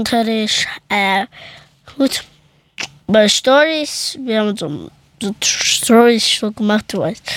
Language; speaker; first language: German; early bilingual, other home language; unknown